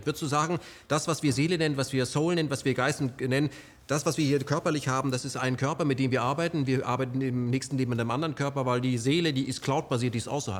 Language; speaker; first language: German; native; German